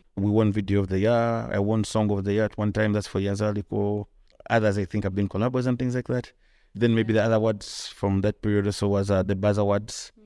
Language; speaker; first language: English; non-native, local second language; Ganda